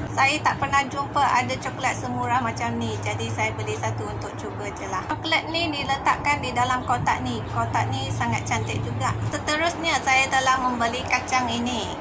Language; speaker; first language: Malay; non-native, local second language; Chinese